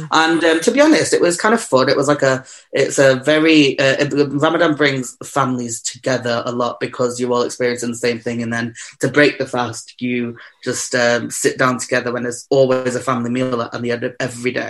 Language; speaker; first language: English; native; English